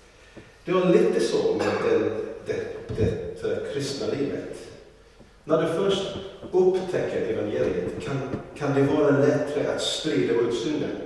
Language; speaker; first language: Swedish; non-native, learner; English